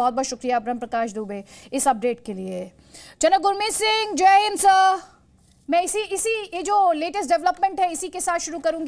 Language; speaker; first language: Hindi; native; Hindi